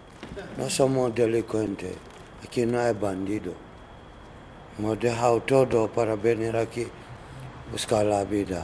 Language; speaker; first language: Spanish; non-native, learner; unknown